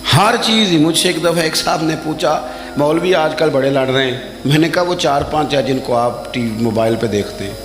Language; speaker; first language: Urdu; non-native, local second language; Punjabi